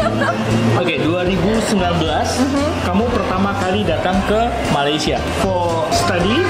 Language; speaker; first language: Indonesian; native; Indonesian